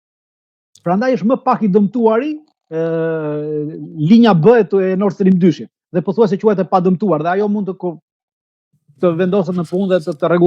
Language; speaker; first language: Albanian; native; Albanian